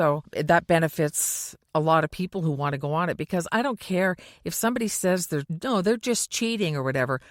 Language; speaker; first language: English; native; English